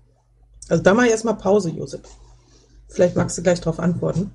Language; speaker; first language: German; native; German